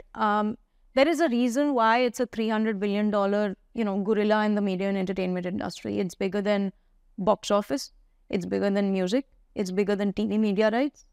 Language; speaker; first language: English; non-native, local second language; Hindi